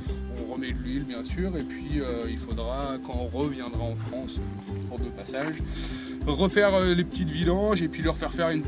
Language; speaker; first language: French; native; French